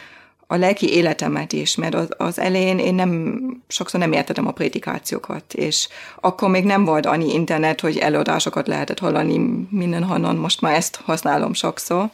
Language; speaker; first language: Hungarian; non-native, fluent; German